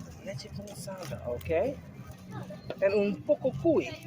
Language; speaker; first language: Spanish; non-native, learner; English